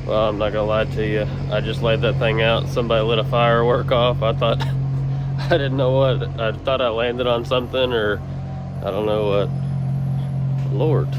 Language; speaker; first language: English; native; English